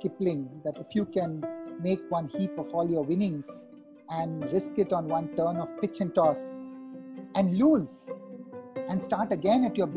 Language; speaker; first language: English; non-native, local second language; Hindi